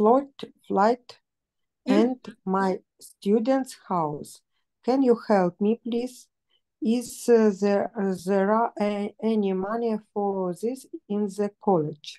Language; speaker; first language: English; non-native, learner; Russian